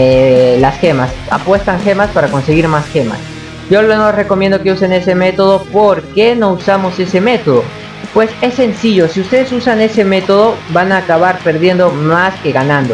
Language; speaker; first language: Spanish; native; Spanish